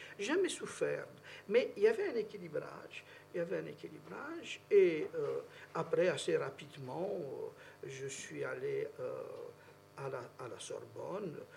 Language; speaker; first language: French; non-native, fluent; Romanian